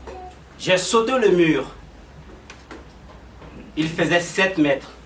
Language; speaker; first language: French; non-native, local second language; Bambara